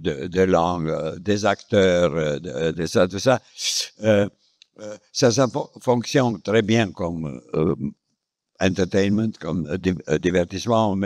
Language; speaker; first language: French; non-native, fluent; Romanian